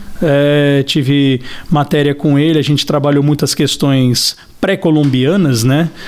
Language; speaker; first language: Portuguese; native; Portuguese